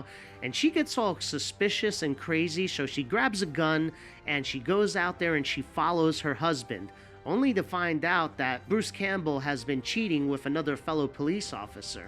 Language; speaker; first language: English; native; English